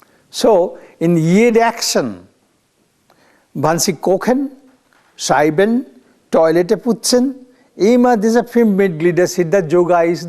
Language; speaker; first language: German; non-native, learner; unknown